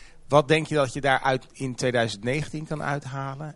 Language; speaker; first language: Dutch; native; Dutch